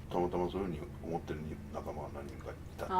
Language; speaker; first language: Japanese; native; Japanese